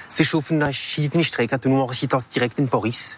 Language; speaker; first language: German; non-native, local second language; French